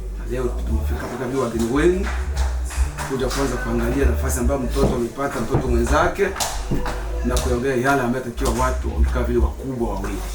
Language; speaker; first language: Swahili; native; Swahili